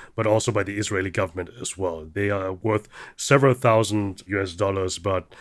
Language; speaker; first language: English; early bilingual, heritage; German